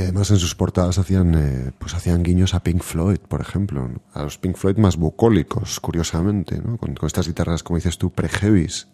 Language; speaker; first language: Spanish; native; Spanish